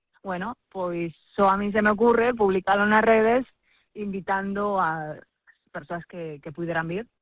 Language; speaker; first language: Galician; non-native, local second language; Spanish